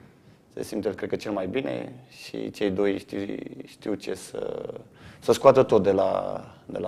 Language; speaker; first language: Romanian; native; Romanian